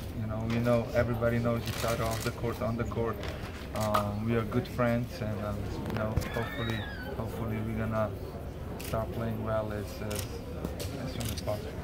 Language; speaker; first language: English; non-native, fluent; Slovenian